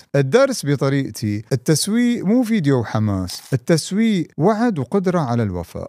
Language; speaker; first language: Arabic; native; Arabic